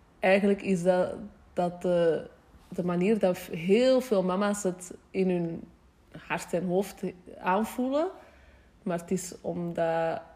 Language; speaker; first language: Dutch; native; Dutch